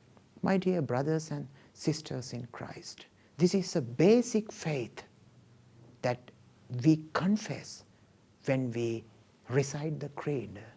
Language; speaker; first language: English; non-native, local second language; Sinhala